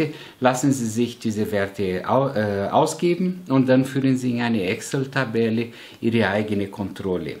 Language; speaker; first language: German; non-native, fluent; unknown